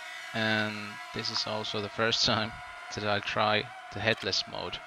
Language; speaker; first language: English; non-native, fluent; Finnish